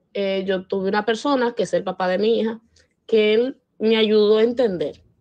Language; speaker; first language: Spanish; native; Spanish